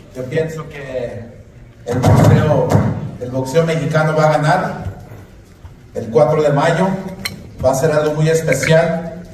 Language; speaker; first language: Spanish; early bilingual, heritage; Spanish